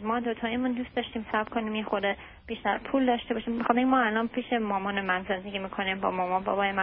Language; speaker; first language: Persian; early bilingual, heritage; Persian